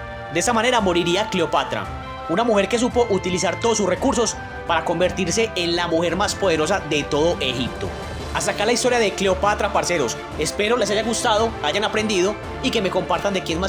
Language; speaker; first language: Spanish; native; Spanish